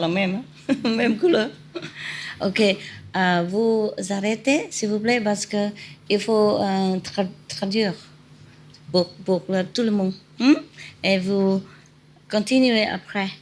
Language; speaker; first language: French; non-native, fluent; Vietnamese